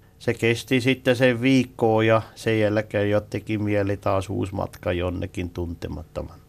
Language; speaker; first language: Finnish; non-native, fluent; Swiss German